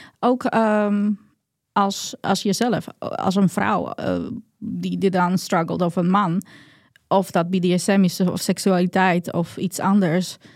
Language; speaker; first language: Dutch; non-native, fluent; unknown